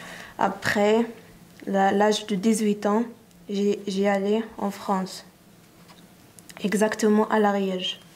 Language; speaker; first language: French; non-native, learner; Arabic